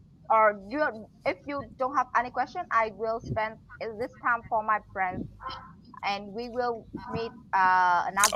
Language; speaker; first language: English; non-native, learner; Vietnamese